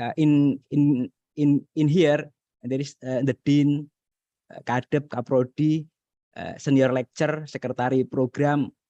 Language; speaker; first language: English; non-native, learner; Indonesian